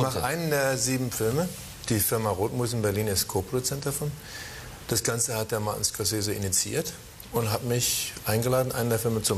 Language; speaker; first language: German; native; German